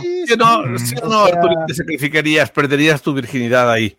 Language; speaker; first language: Spanish; native; Spanish